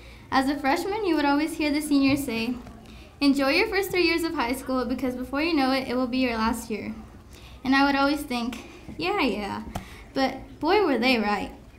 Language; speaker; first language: English; early bilingual, other home language; Spanish